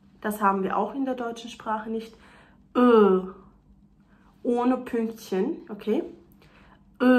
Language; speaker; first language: German; non-native, fluent; Turkish